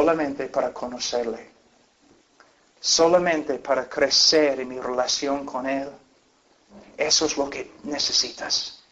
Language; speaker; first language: Spanish; non-native, fluent; English